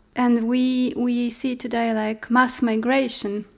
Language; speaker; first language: English; non-native, fluent; Polish